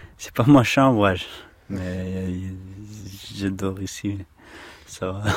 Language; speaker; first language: French; non-native, learner; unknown